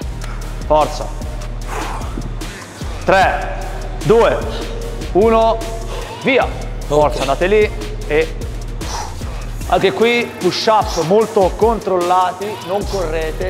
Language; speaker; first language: Italian; native; Italian